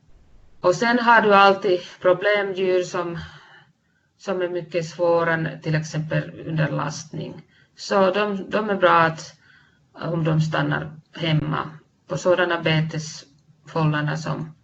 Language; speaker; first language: Swedish; non-native, fluent; Finnish